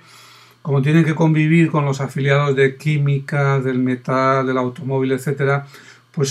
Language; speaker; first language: Spanish; native; Spanish